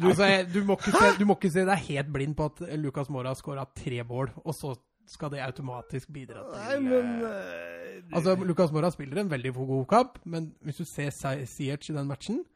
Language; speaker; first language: Norwegian; native; Norwegian